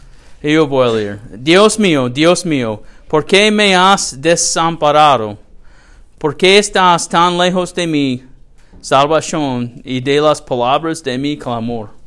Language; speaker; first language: Spanish; non-native, learner; English